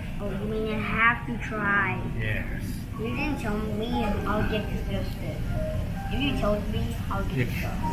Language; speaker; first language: English; non-native, learner; Thai